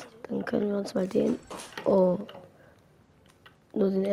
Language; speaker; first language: German; native; German